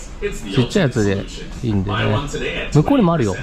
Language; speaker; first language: Japanese; native; Japanese